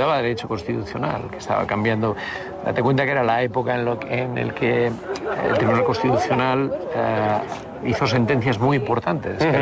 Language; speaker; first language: Spanish; native; Spanish